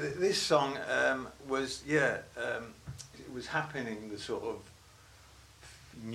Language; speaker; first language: English; native; English